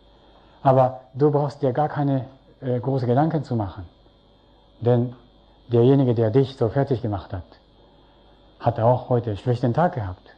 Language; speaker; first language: German; non-native, fluent; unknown